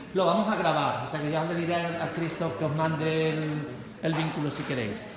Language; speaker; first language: Spanish; native; Spanish